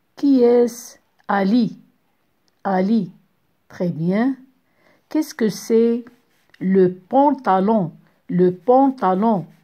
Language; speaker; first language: French; non-native, local second language; Arabic